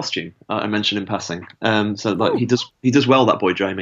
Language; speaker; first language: English; native; English